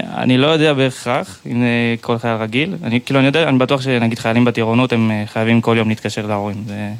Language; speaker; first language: Hebrew; early bilingual, heritage; Hebrew